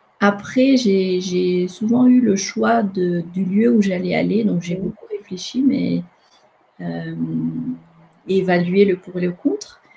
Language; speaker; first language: French; non-native, local second language; Malagasy